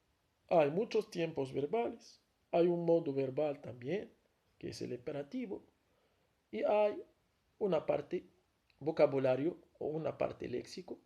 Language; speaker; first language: Spanish; non-native, fluent; Arabic